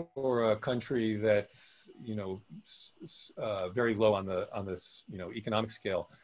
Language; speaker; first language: English; native; English